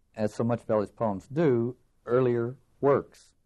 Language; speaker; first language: English; native; English